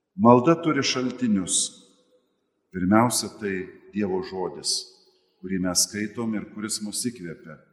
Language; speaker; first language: Lithuanian; native; Lithuanian